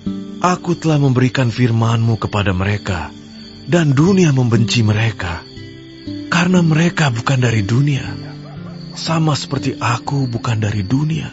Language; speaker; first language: Indonesian; native; Indonesian